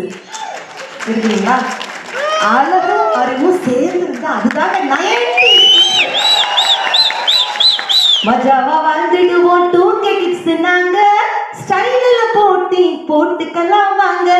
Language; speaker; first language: Tamil; native; Tamil